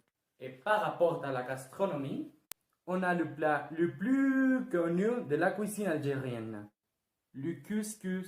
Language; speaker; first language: French; non-native, fluent; Portuguese